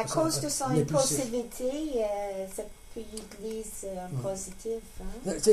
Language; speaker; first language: French; non-native, learner; English